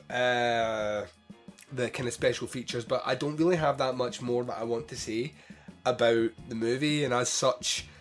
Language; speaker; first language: English; native; English